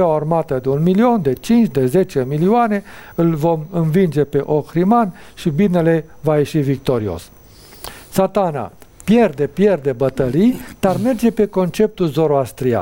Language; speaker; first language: Romanian; native; Romanian